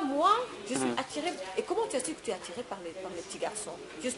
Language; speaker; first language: French; non-native, local second language; Wolof